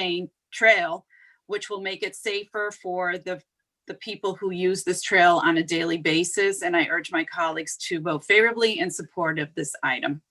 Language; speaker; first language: English; native; English